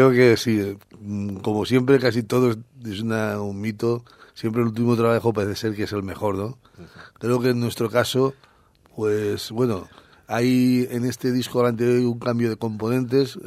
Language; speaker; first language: Spanish; native; Spanish